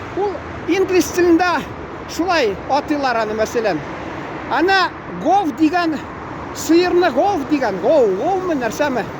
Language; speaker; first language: Tatar; early bilingual, heritage; Tatar